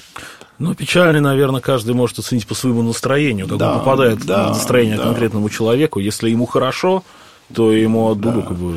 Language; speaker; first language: Russian; native; Russian